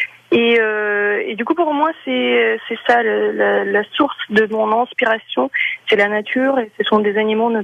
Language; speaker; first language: French; non-native, fluent; Ukrainian